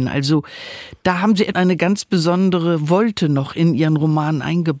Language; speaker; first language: German; native; German